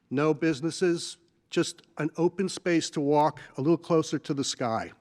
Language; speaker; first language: English; native; English